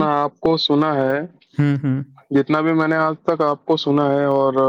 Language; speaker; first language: Hindi; native; Hindi